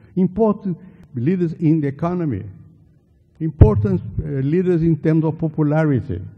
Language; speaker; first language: English; non-native, fluent; Portuguese